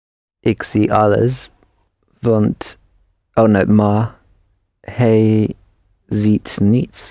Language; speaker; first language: Dutch; non-native, learner; English